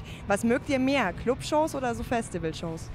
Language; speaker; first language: German; native; German